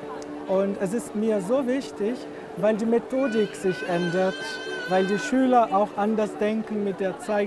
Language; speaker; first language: German; non-native, fluent; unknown